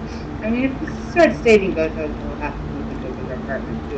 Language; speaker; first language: English; native; English